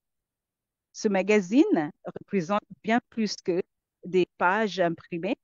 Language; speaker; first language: French; non-native, fluent; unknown